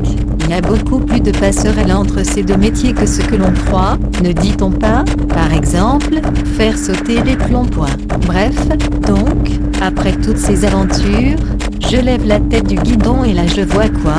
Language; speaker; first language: French; native; French